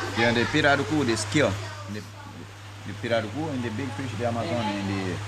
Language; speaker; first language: English; non-native, learner; Portuguese